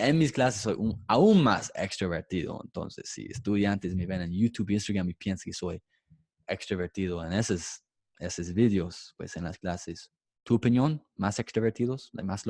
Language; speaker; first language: Spanish; non-native, fluent; English